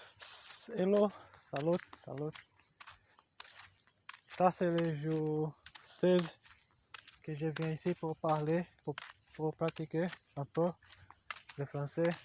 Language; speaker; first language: French; non-native, learner; Portuguese